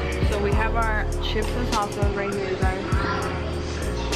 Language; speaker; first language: English; early bilingual, other home language; Spanish